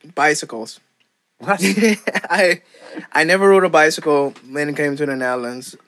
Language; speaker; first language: English; non-native, fluent; Papiamento